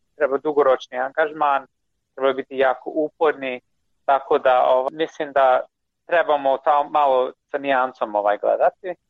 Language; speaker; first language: Croatian; non-native, fluent; English